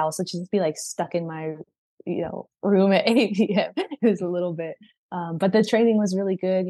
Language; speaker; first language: English; native; English